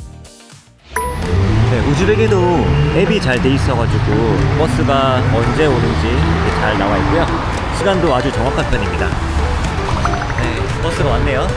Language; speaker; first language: Korean; native; Korean